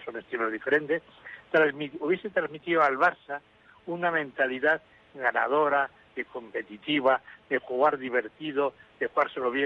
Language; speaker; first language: Spanish; native; Spanish